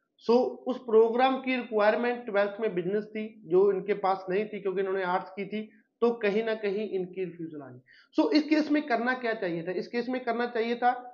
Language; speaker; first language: Hindi; non-native, local second language; Punjabi